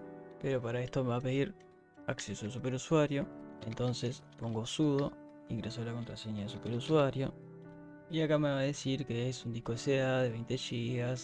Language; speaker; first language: Spanish; native; Spanish